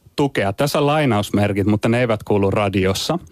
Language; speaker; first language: Finnish; native; Finnish